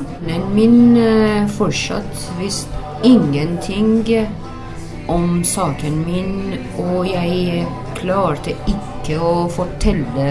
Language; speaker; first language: Norwegian; non-native, learner; Persian